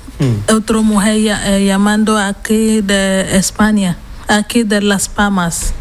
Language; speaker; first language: Spanish; non-native, learner; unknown